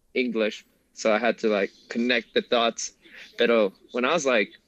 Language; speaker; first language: English; early bilingual, other home language; Spanish